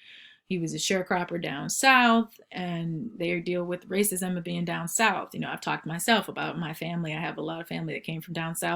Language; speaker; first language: English; native; English